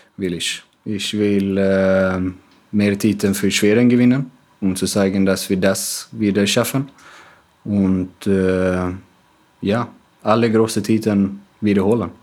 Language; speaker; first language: German; non-native, fluent; Swedish